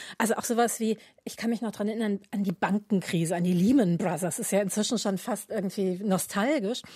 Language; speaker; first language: German; native; German